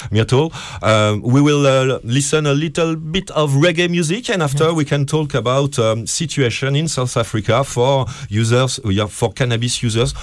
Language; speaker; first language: English; non-native, learner; French